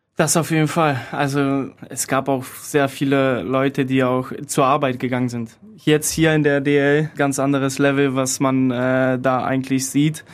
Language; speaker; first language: German; early bilingual, other home language; Polish